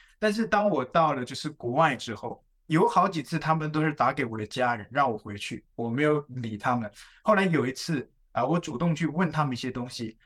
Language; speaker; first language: Chinese; native; Chinese